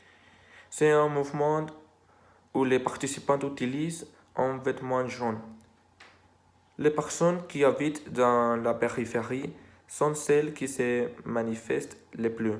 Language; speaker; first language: French; non-native, learner; Spanish